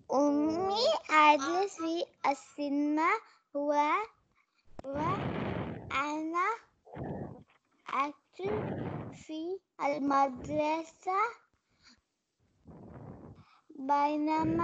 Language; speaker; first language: Arabic; non-native, learner; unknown